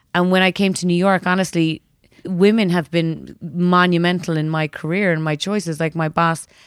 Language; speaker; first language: English; native; English